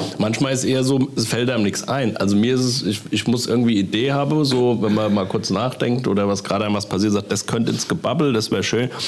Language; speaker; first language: German; native; German